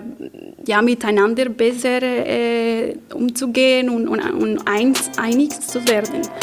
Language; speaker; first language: German; non-native, fluent; Spanish